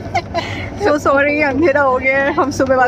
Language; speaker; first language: Hindi; native; Hindi